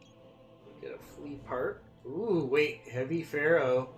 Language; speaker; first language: English; native; English